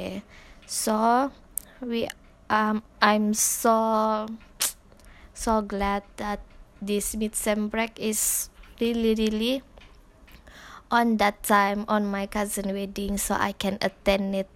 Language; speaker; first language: English; non-native, local second language; Malay